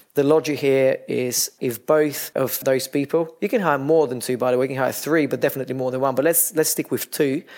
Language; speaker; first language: English; non-native, fluent; Bulgarian